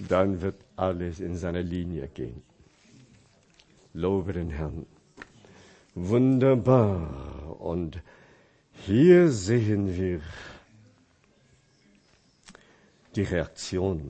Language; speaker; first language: German; non-native, fluent; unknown